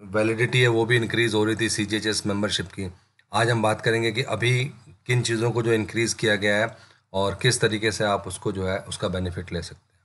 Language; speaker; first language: Hindi; native; Hindi